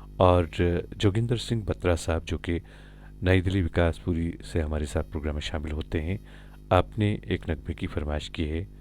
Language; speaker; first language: Hindi; non-native, local second language; Kashmiri